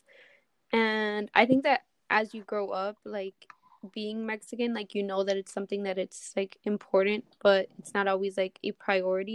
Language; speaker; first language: English; native; English